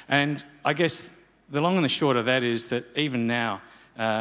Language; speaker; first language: English; native; English